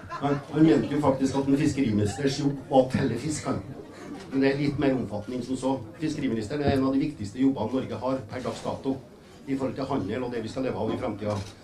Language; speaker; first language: Norwegian; native; Norwegian